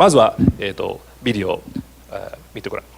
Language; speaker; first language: Japanese; non-native, fluent; English